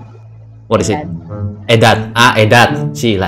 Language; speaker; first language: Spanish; non-native, learner; Indonesian